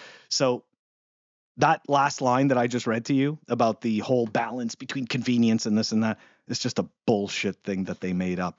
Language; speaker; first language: English; native; English